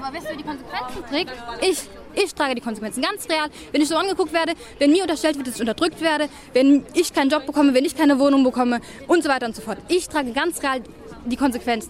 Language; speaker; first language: German; native; German